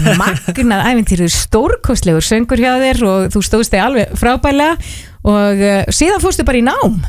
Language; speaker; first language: Icelandic; native; Icelandic